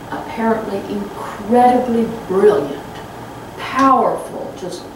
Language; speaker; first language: English; native; English